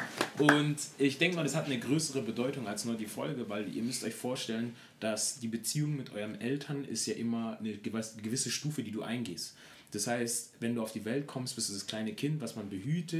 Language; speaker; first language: German; native; German